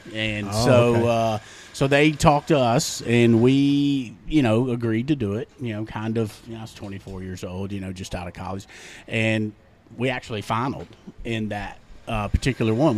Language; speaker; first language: English; native; English